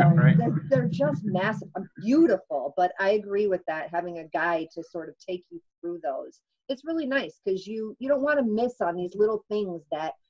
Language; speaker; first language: English; native; English